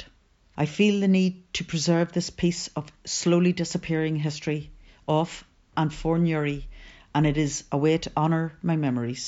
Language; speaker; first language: English; native; English